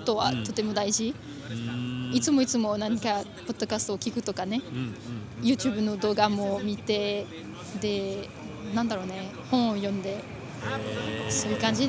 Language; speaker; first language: Japanese; non-native, fluent; French